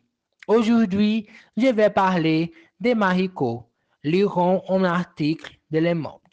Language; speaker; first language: French; non-native, learner; Portuguese